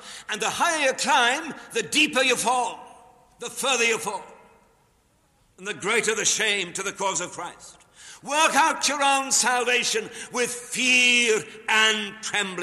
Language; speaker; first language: English; native; English